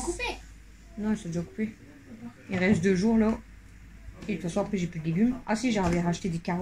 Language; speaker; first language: French; native; French